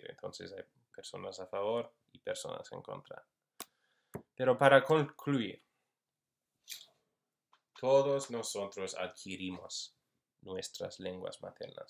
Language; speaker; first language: Spanish; non-native, fluent; English